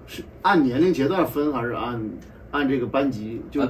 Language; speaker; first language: Chinese; native; Chinese